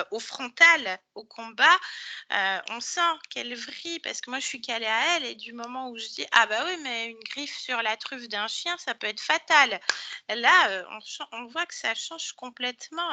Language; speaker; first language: French; native; French